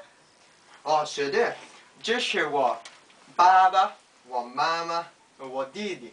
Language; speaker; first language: Chinese; non-native, learner; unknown